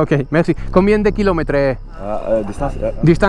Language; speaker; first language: French; non-native, learner; Spanish